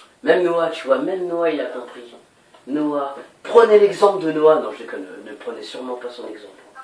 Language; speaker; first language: French; native; French